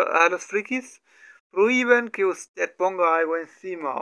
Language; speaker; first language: Spanish; non-native, learner; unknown